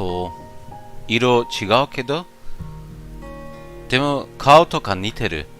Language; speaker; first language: Japanese; non-native, learner; German